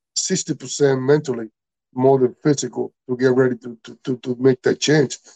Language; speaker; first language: English; non-native, learner; Spanish